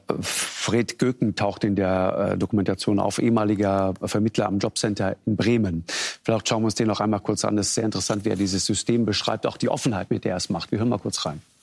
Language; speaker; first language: German; native; German